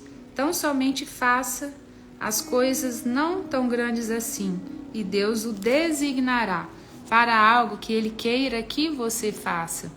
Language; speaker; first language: Portuguese; native; Portuguese